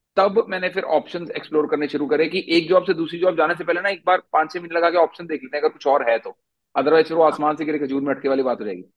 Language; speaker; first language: Hindi; native; Hindi